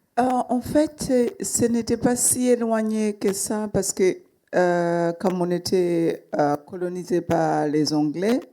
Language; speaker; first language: French; non-native, fluent; Shona